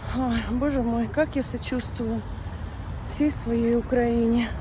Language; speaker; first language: Russian; native; Russian